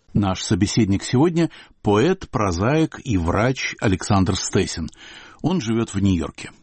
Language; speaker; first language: Russian; native; Russian